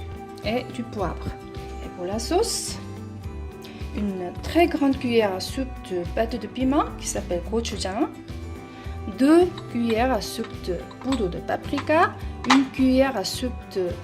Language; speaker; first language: French; non-native, fluent; Korean